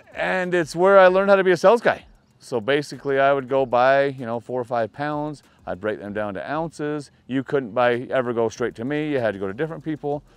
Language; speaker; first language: English; native; English